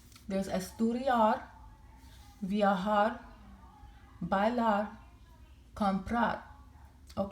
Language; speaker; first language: Spanish; non-native, learner; English